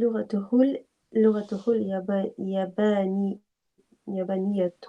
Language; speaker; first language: Arabic; non-native, learner; English